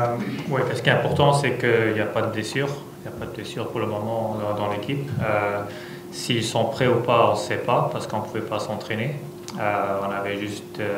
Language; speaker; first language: French; non-native, fluent; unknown